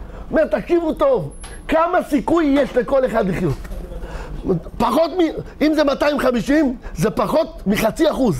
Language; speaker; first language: Hebrew; native; Hebrew